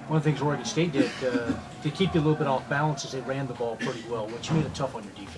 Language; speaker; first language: English; native; English